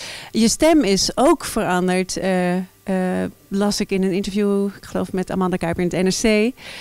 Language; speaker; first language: Dutch; native; Dutch